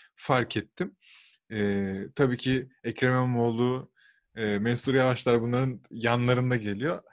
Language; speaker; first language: Turkish; native; Turkish